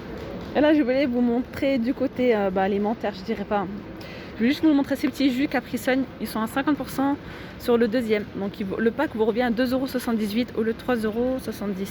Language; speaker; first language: French; native; French